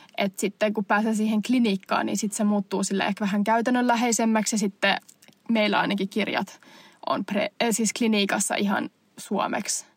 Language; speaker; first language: Finnish; native; Finnish